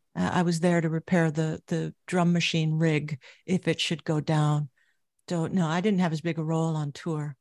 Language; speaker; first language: English; native; English